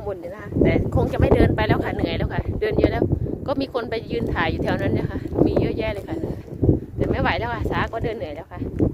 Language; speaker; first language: Thai; native; Thai